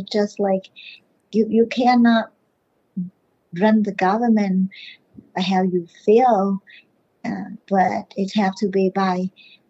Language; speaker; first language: English; non-native, fluent; Vietnamese